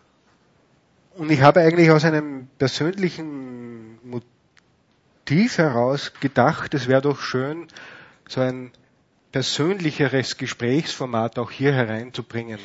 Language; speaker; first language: German; native; German